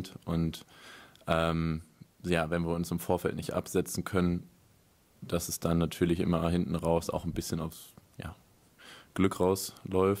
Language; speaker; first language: German; native; German